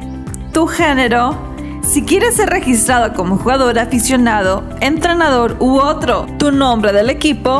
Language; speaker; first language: Spanish; native; Spanish